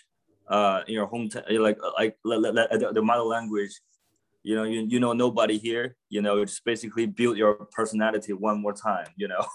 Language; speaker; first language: English; non-native, fluent; Chinese